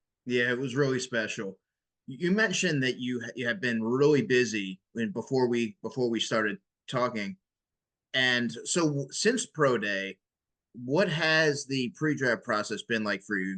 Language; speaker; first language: English; native; English